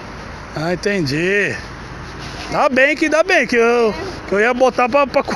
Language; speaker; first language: Portuguese; native; Portuguese